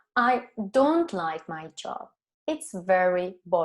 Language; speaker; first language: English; non-native, fluent; Spanish